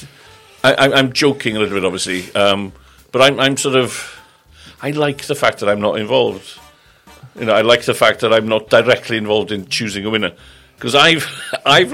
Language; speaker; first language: English; native; English